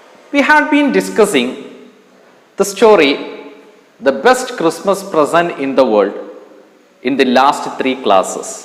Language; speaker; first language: English; non-native, local second language; Malayalam